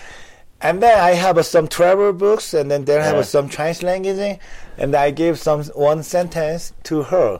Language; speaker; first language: English; non-native, learner; Korean